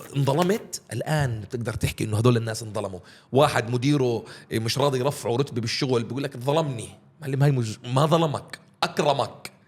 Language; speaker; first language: Arabic; early bilingual, heritage; Arabic